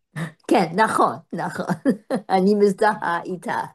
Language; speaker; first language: Hebrew; non-native, fluent; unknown